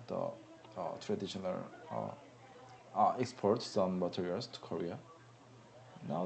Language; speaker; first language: English; non-native, learner; Korean